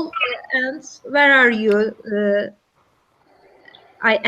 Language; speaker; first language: English; non-native, learner; Turkish